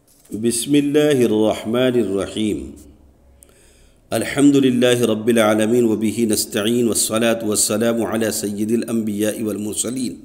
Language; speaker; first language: Arabic; non-native, fluent; Urdu